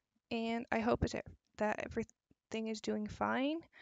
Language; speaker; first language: English; non-native, fluent; Dutch